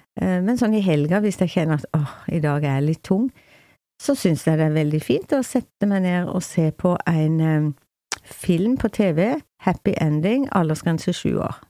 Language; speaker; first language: Norwegian; native; Norwegian